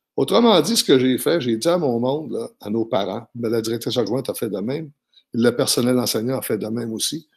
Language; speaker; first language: French; native; French